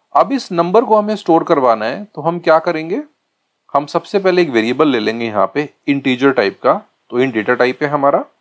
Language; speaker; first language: Hindi; native; Hindi